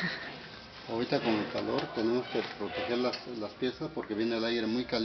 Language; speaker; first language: Spanish; native; Spanish